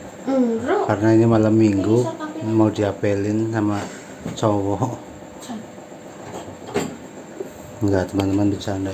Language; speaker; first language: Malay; non-native, local second language; Javanese